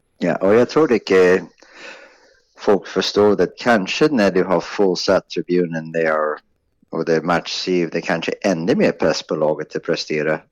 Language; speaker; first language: Norwegian; non-native, fluent; Swedish